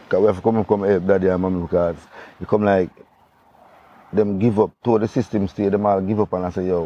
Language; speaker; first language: English; non-native, local second language; Jamaican Creole English